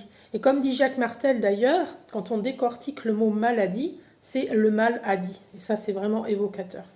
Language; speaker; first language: French; native; French